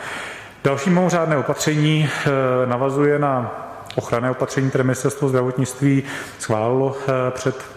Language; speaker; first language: Czech; native; Czech